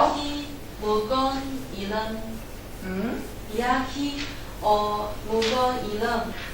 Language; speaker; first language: Korean; non-native, learner; Chinese